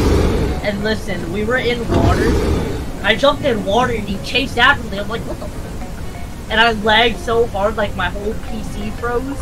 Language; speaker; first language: English; native; English